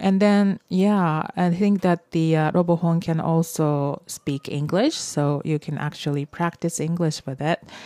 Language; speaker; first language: English; non-native, fluent; Japanese